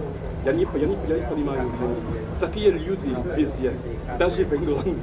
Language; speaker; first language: Russian; non-native, learner; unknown